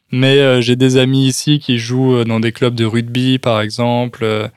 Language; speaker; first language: French; native; French